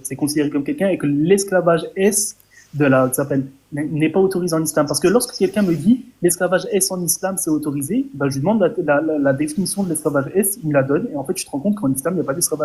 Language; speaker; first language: French; native; French